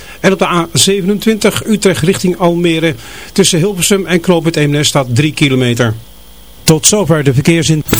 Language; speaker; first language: Dutch; native; Dutch